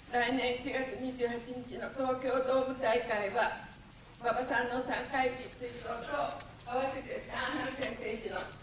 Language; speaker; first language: Japanese; native; Japanese